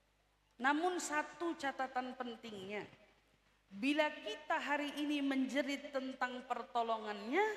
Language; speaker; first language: Indonesian; native; Indonesian